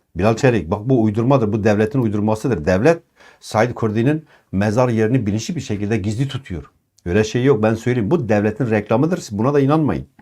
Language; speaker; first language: Turkish; non-native, local second language; Kurdish